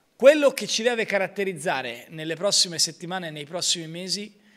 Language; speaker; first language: Italian; native; Italian